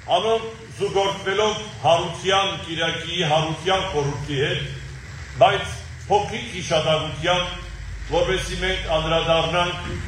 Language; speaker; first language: Armenian; native; Armenian